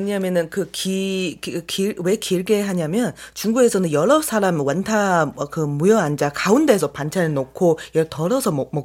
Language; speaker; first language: Korean; non-native, fluent; Chinese